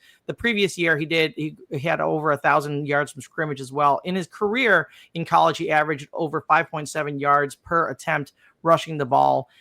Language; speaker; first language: English; native; English